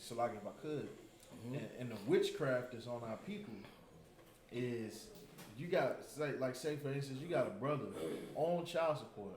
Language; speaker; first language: English; native; English